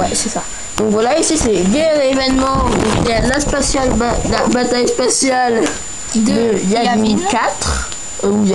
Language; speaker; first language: French; native; French